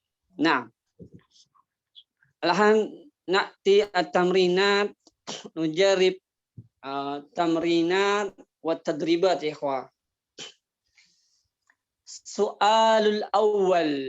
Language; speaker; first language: Arabic; non-native, fluent; Indonesian